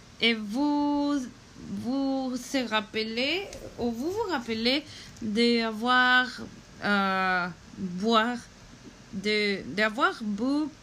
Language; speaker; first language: French; non-native, learner; Spanish